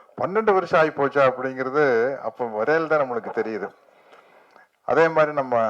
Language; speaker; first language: Tamil; native; Tamil